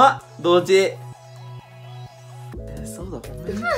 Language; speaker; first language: Japanese; non-native, learner; English